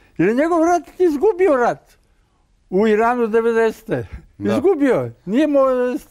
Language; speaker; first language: Croatian; native; Croatian